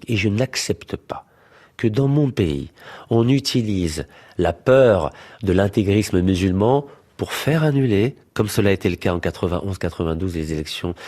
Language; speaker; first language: French; native; French